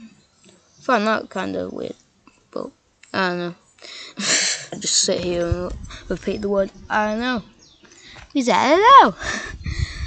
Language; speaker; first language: English; native; English